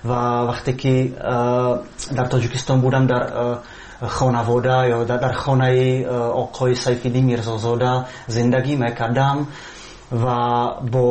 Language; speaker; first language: Persian; non-native, fluent; Czech